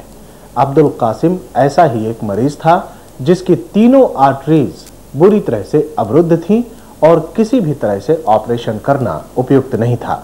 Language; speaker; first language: Hindi; native; Hindi